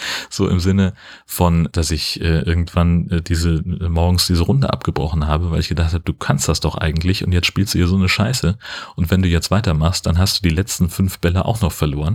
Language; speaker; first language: German; native; German